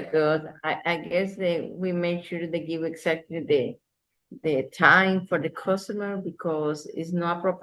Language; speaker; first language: English; non-native, learner; Spanish